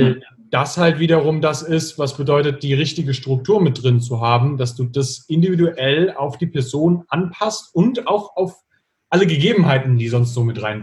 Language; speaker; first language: German; native; German